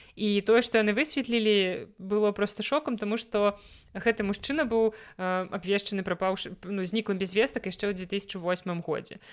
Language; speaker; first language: Belarusian; non-native, local second language; Russian